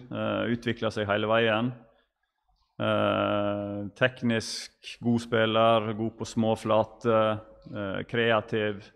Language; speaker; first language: Norwegian; native; Norwegian